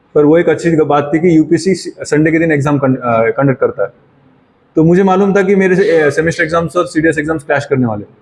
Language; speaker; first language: Hindi; non-native, local second language; Marathi